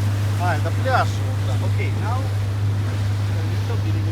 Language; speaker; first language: English; non-native, learner; Italian